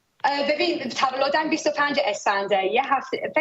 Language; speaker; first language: Persian; early bilingual, heritage; Persian